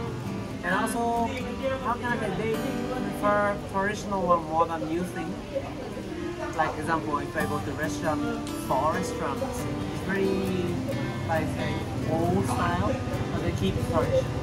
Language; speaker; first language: English; non-native, learner; Japanese